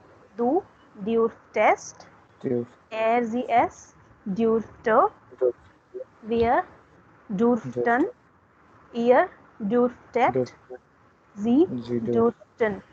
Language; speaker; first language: German; non-native, fluent; Hindi